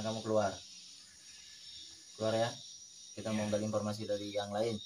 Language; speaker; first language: Indonesian; native; Indonesian